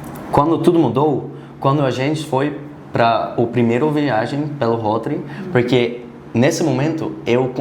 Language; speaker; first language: Portuguese; non-native, learner; Dutch